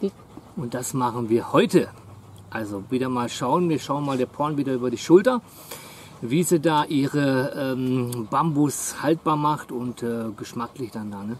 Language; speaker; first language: German; native; German